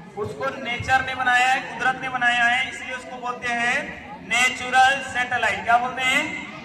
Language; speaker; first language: Hindi; native; Hindi